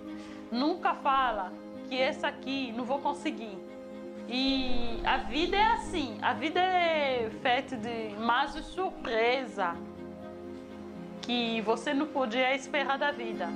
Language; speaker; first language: Portuguese; non-native, fluent; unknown